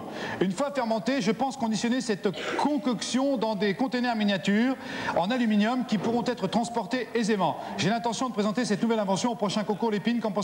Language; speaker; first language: French; native; French